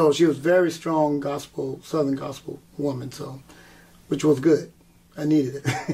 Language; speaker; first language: English; native; English